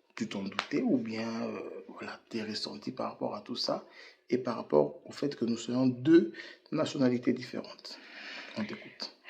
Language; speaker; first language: French; non-native, local second language; Lingala